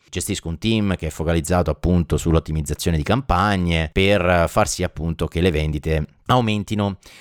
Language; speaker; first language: Italian; native; Italian